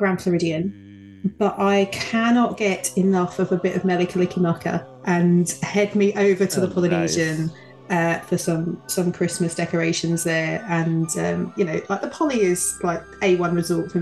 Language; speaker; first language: English; native; English